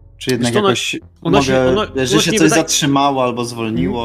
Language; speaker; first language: Polish; native; Polish